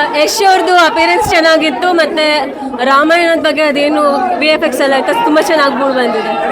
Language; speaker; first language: Kannada; native; Kannada